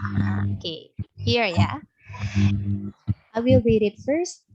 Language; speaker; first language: English; non-native, fluent; Indonesian